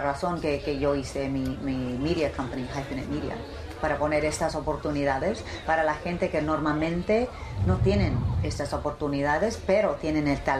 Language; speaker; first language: Spanish; early bilingual, heritage; English